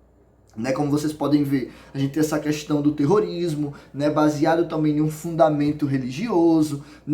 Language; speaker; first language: Portuguese; native; Portuguese